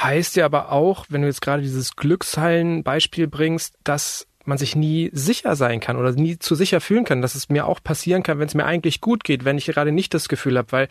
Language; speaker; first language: German; native; German